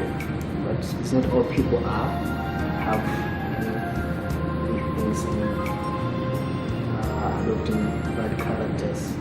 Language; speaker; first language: English; non-native, local second language; Swahili